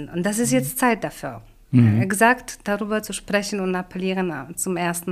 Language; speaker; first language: German; non-native, fluent; Polish